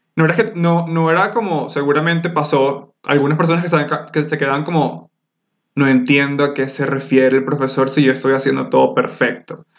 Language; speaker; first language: Spanish; native; Spanish